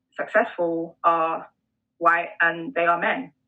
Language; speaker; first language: English; native; English